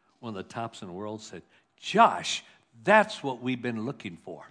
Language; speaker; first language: English; native; English